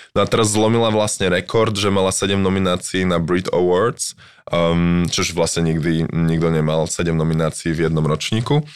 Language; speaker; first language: Slovak; native; Slovak